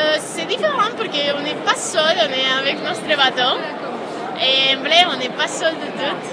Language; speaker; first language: French; non-native, fluent; Spanish